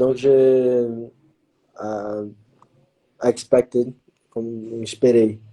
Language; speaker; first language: French; non-native, learner; Portuguese